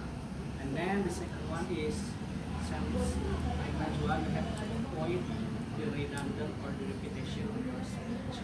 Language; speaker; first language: English; non-native, learner; Indonesian